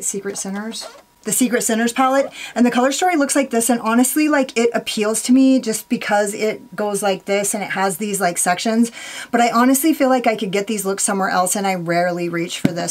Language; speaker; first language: English; native; English